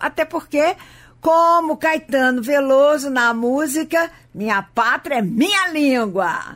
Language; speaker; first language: Portuguese; native; Portuguese